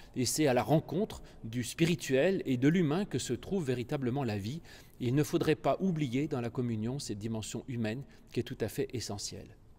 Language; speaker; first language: French; native; French